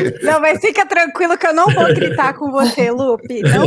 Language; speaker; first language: Portuguese; native; Portuguese